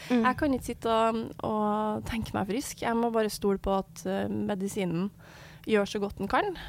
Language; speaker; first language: Norwegian; native; Norwegian